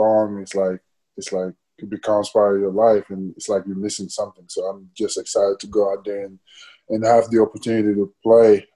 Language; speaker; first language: English; non-native, fluent; Wolof